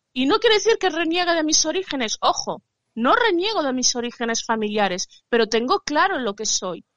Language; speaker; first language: Spanish; early bilingual, other home language; Arabic